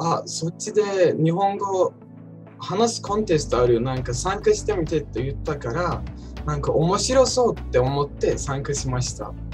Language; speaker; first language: Japanese; non-native, learner; Turkish